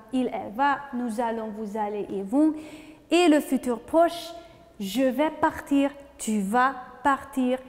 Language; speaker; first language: French; non-native, fluent; Hungarian